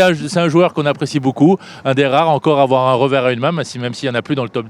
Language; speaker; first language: French; native; French